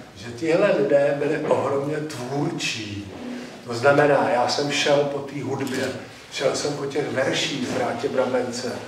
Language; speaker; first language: Czech; native; Czech